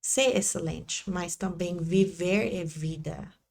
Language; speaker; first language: Portuguese; non-native, learner; English